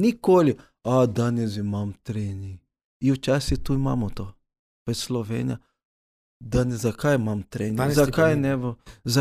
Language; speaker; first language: Slovenian; early bilingual, other home language; Portuguese